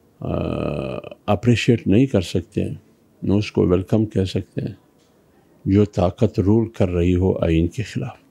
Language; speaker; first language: Urdu; non-native, local second language; Pashto